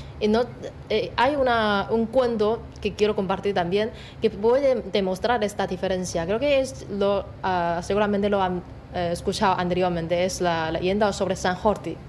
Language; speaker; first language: Spanish; non-native, fluent; Chinese